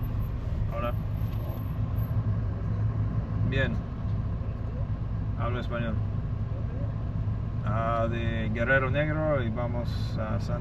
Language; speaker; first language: Spanish; non-native, fluent; English